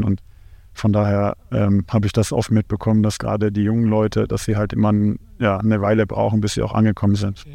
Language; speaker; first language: German; native; German